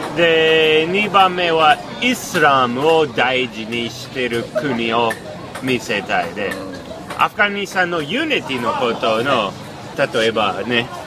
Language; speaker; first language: Japanese; non-native, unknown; English